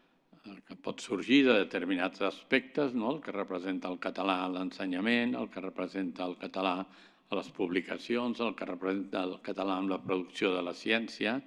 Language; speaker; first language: Catalan; native; Catalan